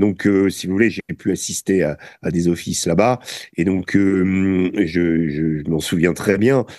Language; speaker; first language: French; native; French